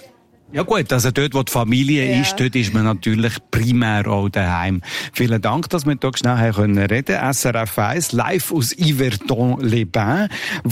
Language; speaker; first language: German; native; German